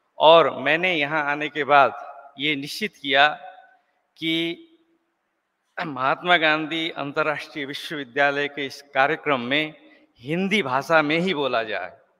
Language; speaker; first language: Hindi; non-native, fluent; Nepali